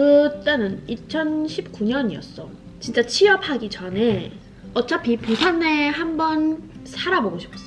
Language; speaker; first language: Korean; non-native, fluent; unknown